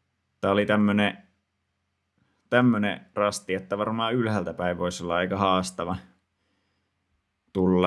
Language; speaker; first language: Finnish; native; Finnish